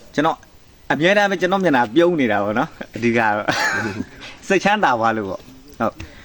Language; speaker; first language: Burmese; native; Burmese